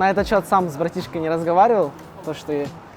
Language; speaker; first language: Russian; native; Russian